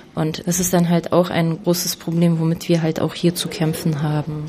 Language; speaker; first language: German; early bilingual, other home language; Turkish